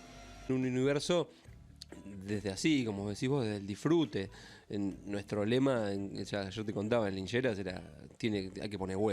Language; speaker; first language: Spanish; native; Spanish